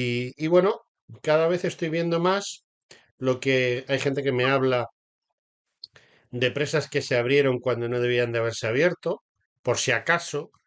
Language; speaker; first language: Spanish; native; Spanish